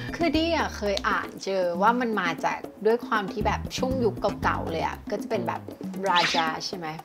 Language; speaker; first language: Thai; native; Thai